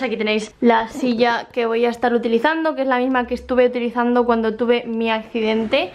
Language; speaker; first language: Spanish; native; Spanish